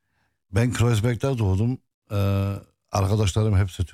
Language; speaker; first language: Turkish; non-native, local second language; Arabic